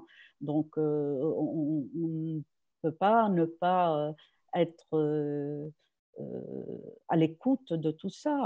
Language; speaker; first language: French; non-native, local second language; Arabic